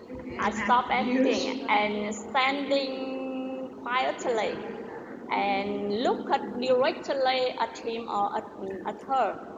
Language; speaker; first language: English; non-native, learner; Vietnamese